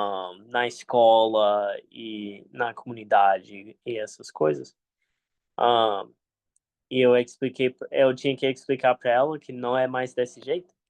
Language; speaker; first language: Portuguese; non-native, fluent; English